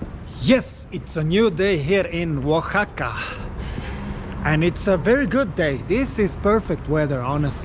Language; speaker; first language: English; non-native, fluent; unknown